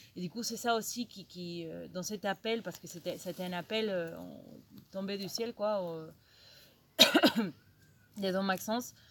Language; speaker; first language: French; non-native, fluent; Spanish